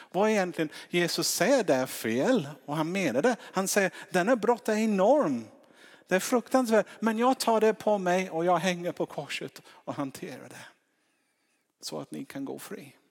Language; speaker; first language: Swedish; non-native, fluent; English